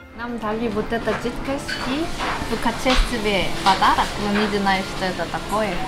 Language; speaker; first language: Russian; non-native, fluent; Korean